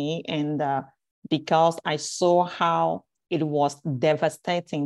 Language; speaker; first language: English; non-native, fluent; French